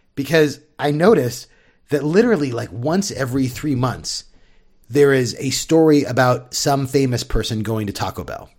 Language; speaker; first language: English; native; English